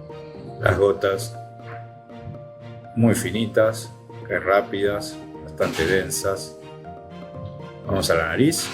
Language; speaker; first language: Spanish; native; Spanish